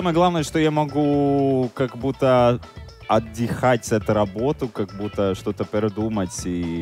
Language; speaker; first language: Russian; non-native, fluent; Latvian